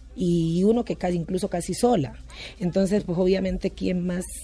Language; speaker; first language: Spanish; native; Spanish